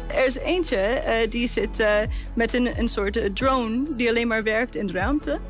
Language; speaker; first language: Dutch; non-native, fluent; English